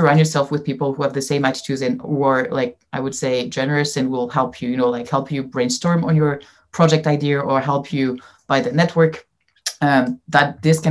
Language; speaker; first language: English; non-native, fluent; French